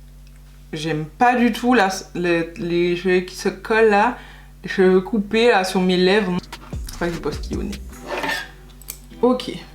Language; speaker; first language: French; native; French